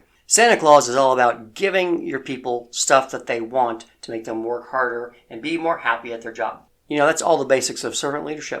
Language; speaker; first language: English; native; English